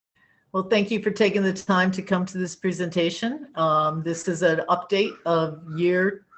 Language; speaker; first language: English; native; English